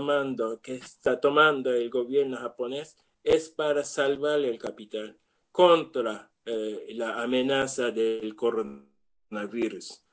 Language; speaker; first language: Spanish; non-native, learner; Japanese